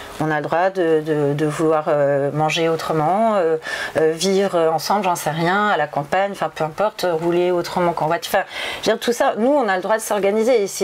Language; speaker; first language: French; native; French